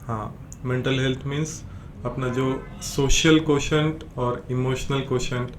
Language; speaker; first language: Hindi; non-native, local second language; Marathi